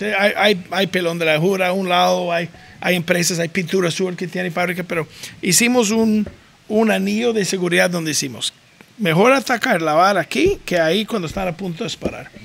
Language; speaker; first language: Spanish; non-native, fluent; English